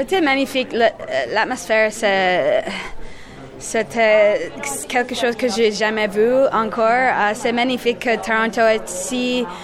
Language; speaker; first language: French; non-native, learner; English